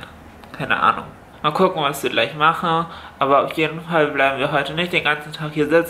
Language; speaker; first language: German; native; German